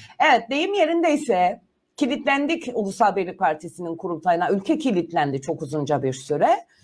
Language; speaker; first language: Turkish; native; Turkish